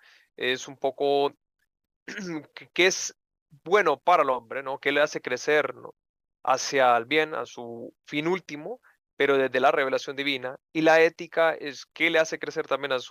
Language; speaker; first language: Spanish; native; Spanish